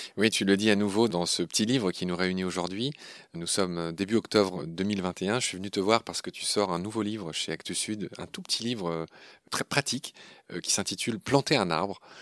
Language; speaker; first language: French; native; French